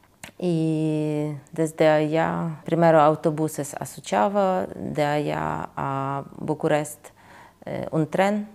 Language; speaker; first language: Spanish; non-native, fluent; Ukrainian